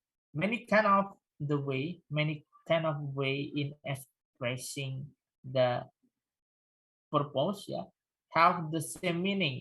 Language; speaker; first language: English; non-native, fluent; Indonesian